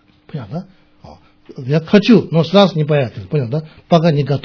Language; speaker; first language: Russian; non-native, learner; Tibetan